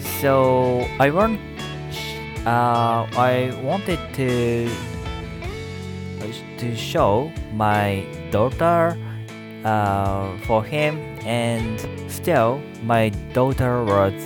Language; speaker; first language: English; non-native, learner; Japanese